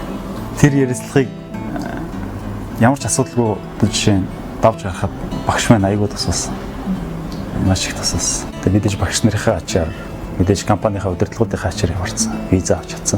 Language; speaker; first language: Mongolian; native; Mongolian